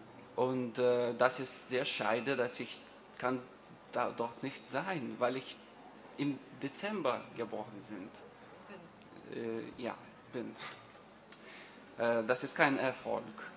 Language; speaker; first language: German; non-native, learner; Lithuanian